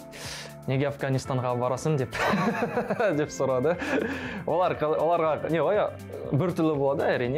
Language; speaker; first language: Kazakh; non-native, learner; French